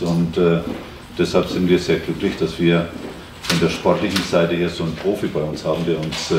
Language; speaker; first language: German; native; German